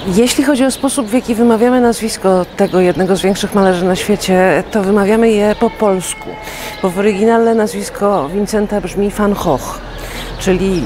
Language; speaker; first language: Polish; native; Polish